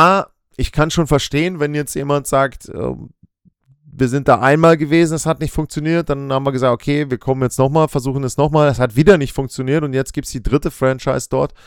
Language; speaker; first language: German; native; German